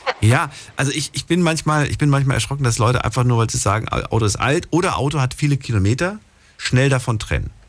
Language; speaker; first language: German; native; German